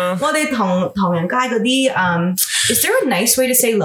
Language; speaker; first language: Cantonese; early bilingual, heritage; Cantonese